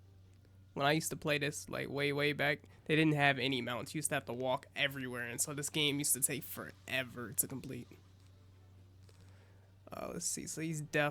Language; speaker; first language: English; native; English